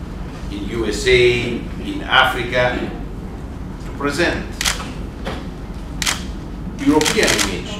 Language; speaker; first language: English; non-native, learner; Italian